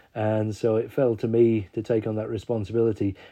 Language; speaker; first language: English; native; English